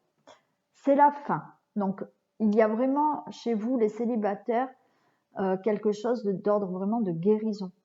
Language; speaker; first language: French; native; French